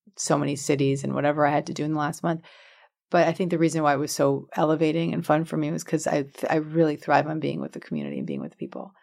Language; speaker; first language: English; native; English